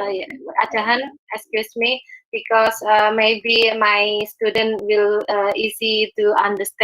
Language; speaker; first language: English; non-native, learner; Indonesian